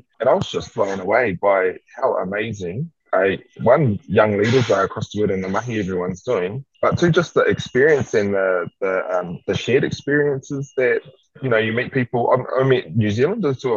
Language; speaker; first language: English; native; English